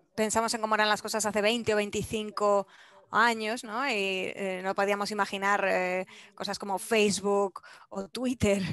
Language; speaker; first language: Spanish; non-native, fluent; Polish